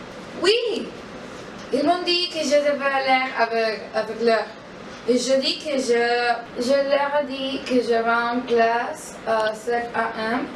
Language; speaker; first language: French; non-native, learner; Spanish